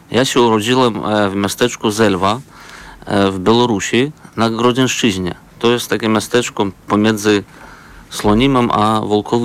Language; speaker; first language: Polish; non-native, fluent; Belarusian